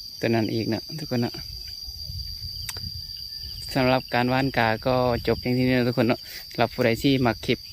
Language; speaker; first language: Thai; non-native, local second language; Northeastern Thai